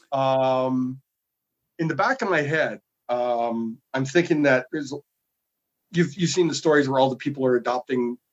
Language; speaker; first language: English; native; English